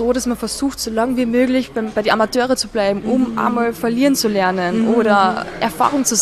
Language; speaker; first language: German; native; German